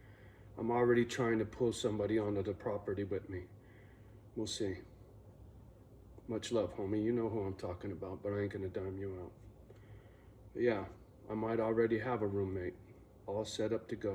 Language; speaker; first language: English; native; English